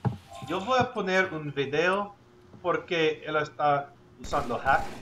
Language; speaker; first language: Spanish; non-native, learner; English